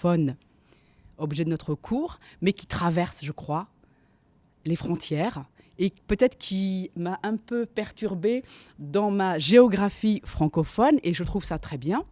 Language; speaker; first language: French; native; French